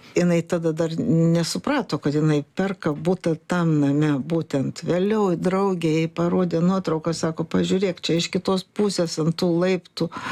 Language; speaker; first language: Lithuanian; early bilingual, heritage; Lithuanian